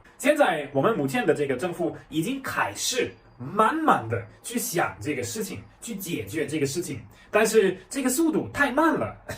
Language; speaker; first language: Chinese; non-native, fluent; German